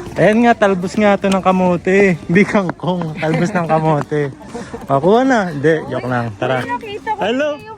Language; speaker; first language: Filipino; native; Filipino